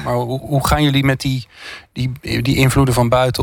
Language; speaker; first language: Dutch; native; Dutch